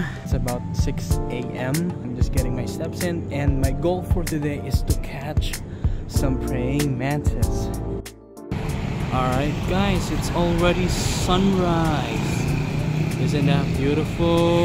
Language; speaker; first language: English; non-native, local second language; Filipino